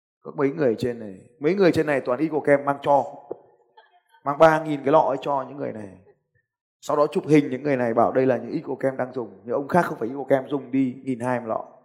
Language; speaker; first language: Vietnamese; native; Vietnamese